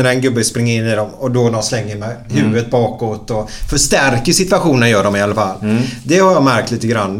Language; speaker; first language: Swedish; native; Swedish